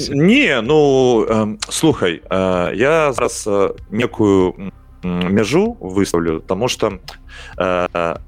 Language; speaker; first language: Belarusian; non-native, local second language; Russian